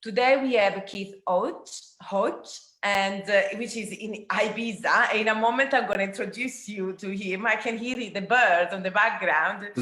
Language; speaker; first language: English; non-native, fluent; Italian